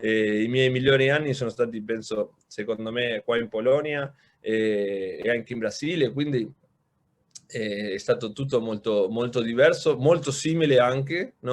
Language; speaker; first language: Italian; non-native, local second language; Spanish